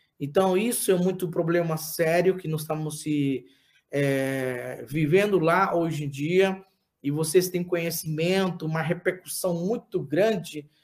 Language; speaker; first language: Portuguese; non-native, local second language; Yanomámi